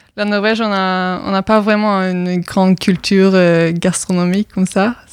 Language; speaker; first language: French; non-native, fluent; Norwegian